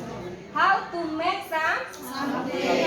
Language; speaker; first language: English; non-native, learner; Indonesian